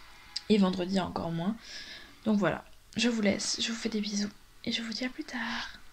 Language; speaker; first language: French; native; French